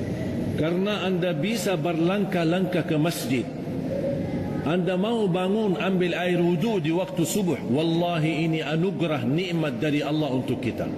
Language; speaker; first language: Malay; non-native, fluent; Arabic